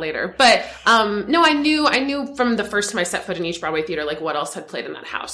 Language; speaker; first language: English; native; English